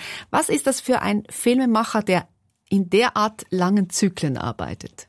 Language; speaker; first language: German; native; German